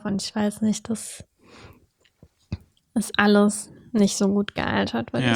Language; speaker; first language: German; native; German